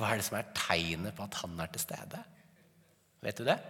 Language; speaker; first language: Norwegian; native; Norwegian